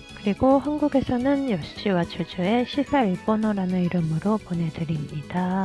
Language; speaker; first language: Korean; early bilingual, heritage; Korean